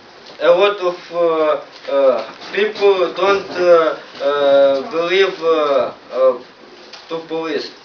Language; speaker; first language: English; non-native, learner; Ukrainian